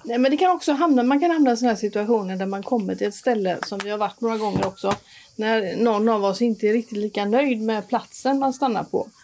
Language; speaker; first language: Swedish; native; Swedish